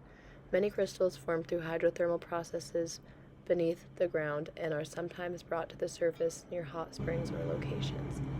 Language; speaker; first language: English; native; English